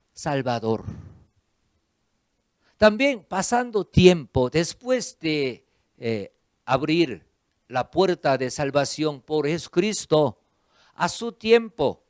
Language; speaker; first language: Spanish; non-native, fluent; Korean